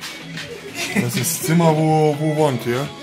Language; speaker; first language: German; non-native, fluent; Lithuanian